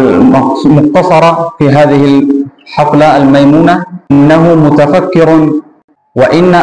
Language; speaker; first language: Arabic; non-native, fluent; Urdu